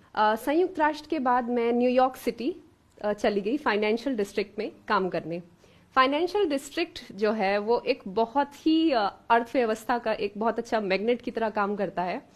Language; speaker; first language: Hindi; native; Hindi